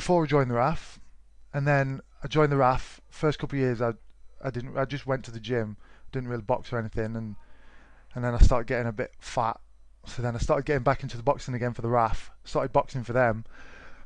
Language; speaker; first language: English; native; English